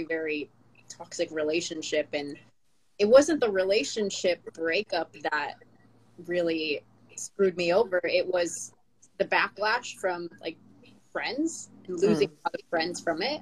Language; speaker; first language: English; non-native, local second language; Filipino